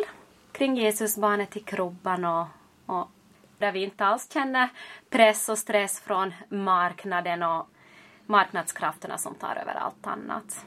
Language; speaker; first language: Swedish; native; Swedish